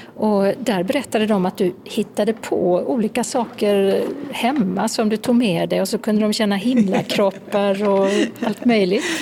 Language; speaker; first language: Swedish; native; Swedish